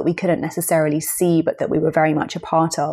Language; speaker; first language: English; native; English